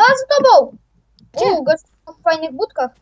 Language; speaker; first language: Polish; native; Polish